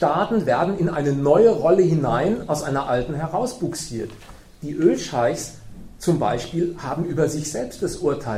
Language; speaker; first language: German; native; German